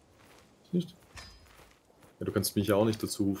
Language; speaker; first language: German; native; German